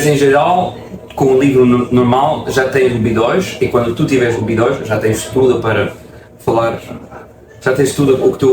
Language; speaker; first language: Portuguese; non-native, fluent; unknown